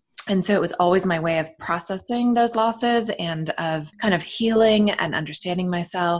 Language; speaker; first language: English; native; English